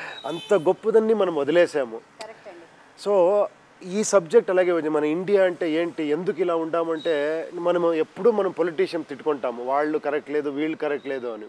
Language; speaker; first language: Telugu; non-native, local second language; Kannada